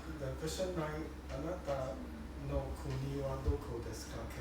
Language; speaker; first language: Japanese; non-native, learner; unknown